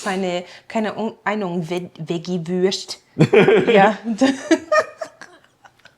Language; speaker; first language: German; non-native, fluent; English